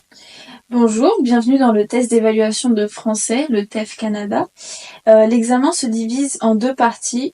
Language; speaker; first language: French; native; French